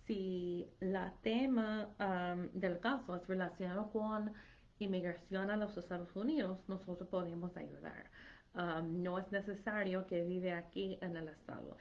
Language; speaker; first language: Spanish; non-native, fluent; English